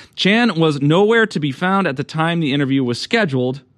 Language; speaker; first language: English; native; English